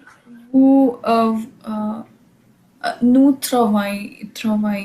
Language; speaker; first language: French; non-native, learner; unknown